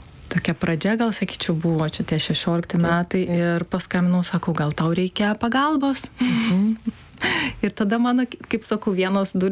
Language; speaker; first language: Lithuanian; native; Lithuanian